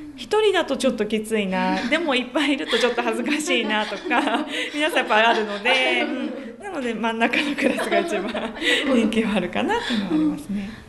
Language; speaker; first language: Japanese; native; Japanese